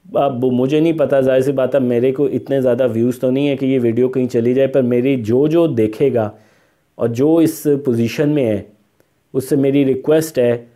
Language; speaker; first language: Urdu; non-native, local second language; Punjabi